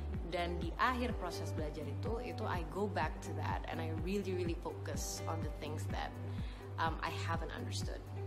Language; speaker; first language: English; non-native, fluent; Indonesian